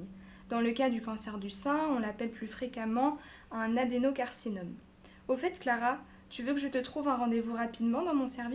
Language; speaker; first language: French; native; French